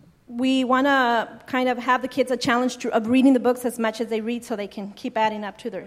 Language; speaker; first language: English; non-native, fluent; Spanish